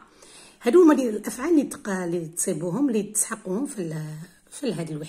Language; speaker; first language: Arabic; native; Arabic